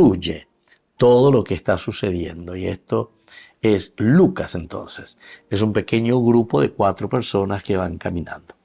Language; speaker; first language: Spanish; native; Spanish